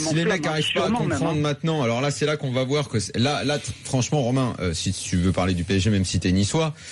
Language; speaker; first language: French; native; French